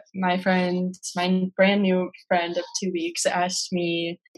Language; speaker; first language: English; native; English